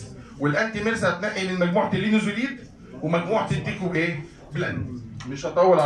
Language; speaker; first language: Arabic; native; Arabic